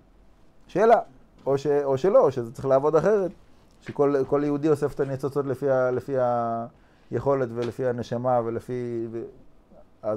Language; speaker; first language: Hebrew; non-native, fluent; English